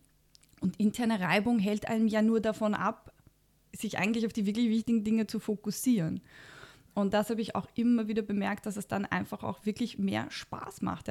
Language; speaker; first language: German; native; German